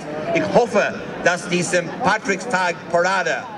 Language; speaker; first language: German; non-native, fluent; English